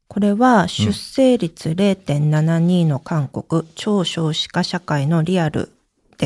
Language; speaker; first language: Japanese; early bilingual, other home language; Korean